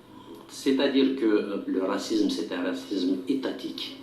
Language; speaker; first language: French; non-native, local second language; Kabyle